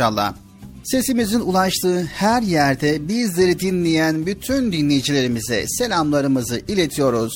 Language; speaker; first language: Turkish; native; Turkish